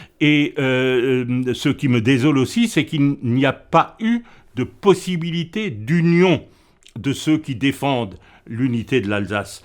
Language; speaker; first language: French; non-native, local second language; Swiss German